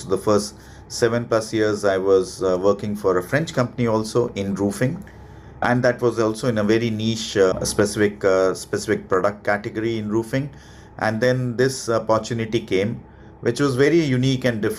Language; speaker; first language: English; non-native, local second language; Hindi